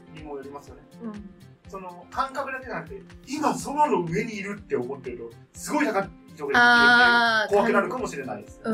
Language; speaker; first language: Japanese; native; Japanese